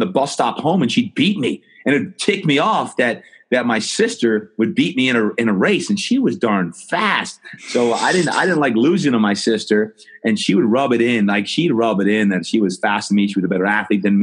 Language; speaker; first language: English; native; English